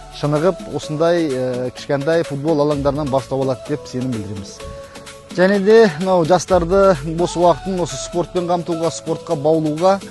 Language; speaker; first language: Kazakh; native; Kazakh